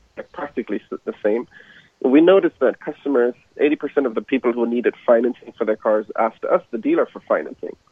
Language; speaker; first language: English; non-native, fluent; German